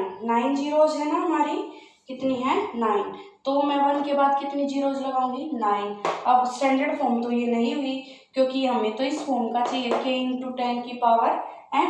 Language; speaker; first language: Hindi; native; Hindi